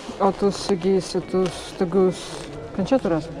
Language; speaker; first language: Kyrgyz; non-native, learner; Russian